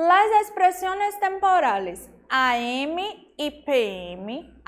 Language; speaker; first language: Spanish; non-native, fluent; Portuguese